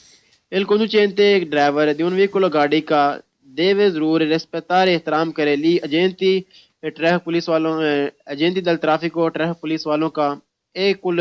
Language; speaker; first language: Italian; non-native, learner; Urdu